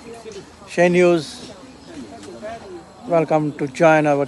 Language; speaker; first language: English; non-native, learner; Urdu